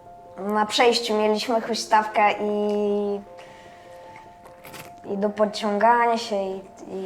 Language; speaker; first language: Polish; early bilingual, other home language; Russian